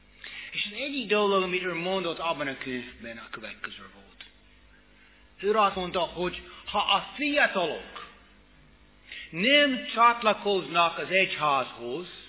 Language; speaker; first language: Hungarian; non-native, fluent; English